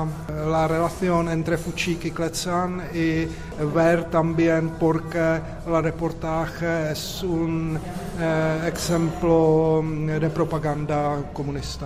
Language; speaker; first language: Spanish; non-native, fluent; Czech